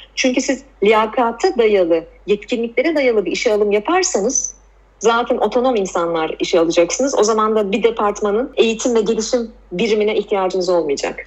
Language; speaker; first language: Turkish; native; Turkish